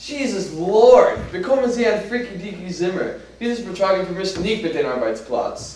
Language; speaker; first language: German; non-native, learner; English